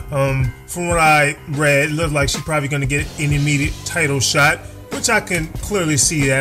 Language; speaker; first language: English; native; English